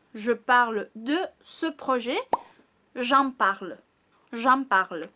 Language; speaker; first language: French; non-native, fluent; Spanish